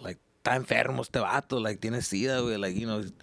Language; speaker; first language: Spanish; early bilingual, other home language; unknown